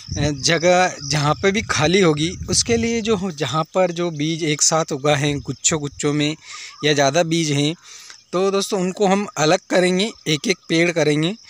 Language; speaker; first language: Hindi; native; Hindi